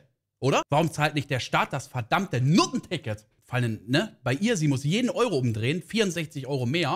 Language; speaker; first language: German; native; German